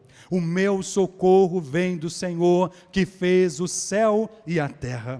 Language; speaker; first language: Portuguese; native; Portuguese